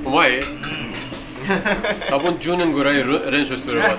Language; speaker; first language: Japanese; non-native, learner; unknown